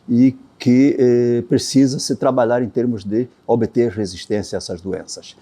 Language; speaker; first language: Portuguese; native; Portuguese